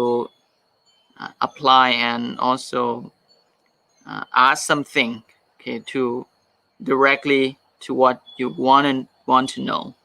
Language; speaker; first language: English; non-native, fluent; Thai